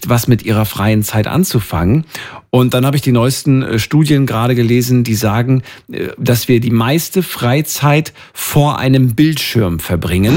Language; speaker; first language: German; native; German